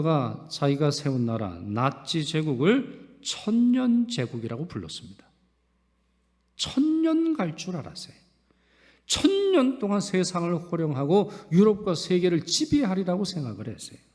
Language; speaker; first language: Korean; native; Korean